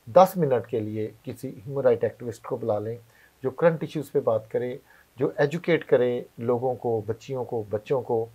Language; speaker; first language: Urdu; non-native, local second language; Punjabi